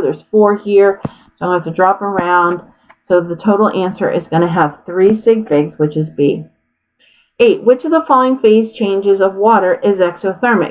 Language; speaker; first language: English; native; English